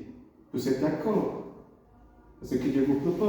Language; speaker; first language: French; non-native, learner; Spanish